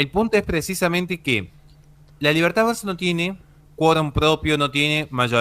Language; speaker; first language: Spanish; native; Spanish